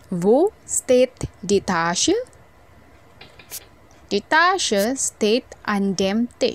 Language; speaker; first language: German; non-native, fluent; Indonesian